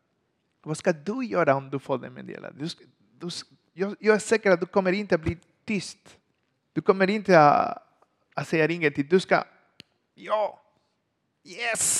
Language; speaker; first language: Swedish; non-native, learner; Spanish